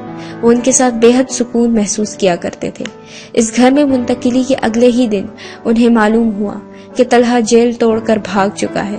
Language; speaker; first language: Urdu; native; Urdu